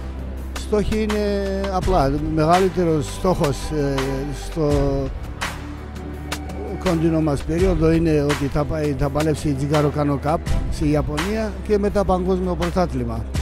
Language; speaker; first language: Greek; non-native, fluent; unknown